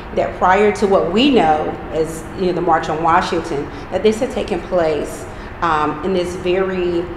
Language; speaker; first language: English; native; English